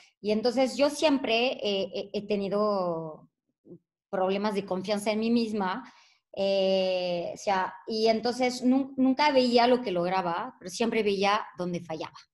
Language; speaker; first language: Spanish; non-native, fluent; French